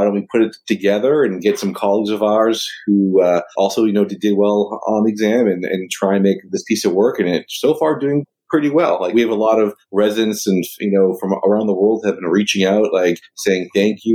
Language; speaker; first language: English; native; English